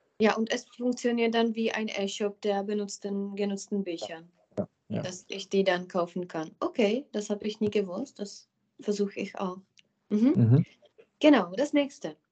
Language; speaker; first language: German; non-native, fluent; Czech